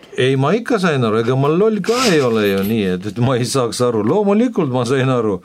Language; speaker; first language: Estonian; non-native, local second language; Russian